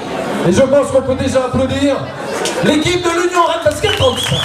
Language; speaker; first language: French; native; French